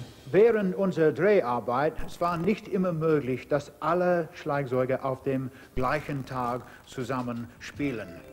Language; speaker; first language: German; non-native, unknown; English